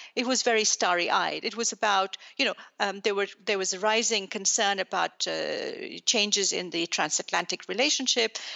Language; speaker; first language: English; non-native, local second language; Urdu